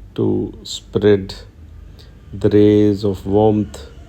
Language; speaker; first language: English; non-native, local second language; Hindi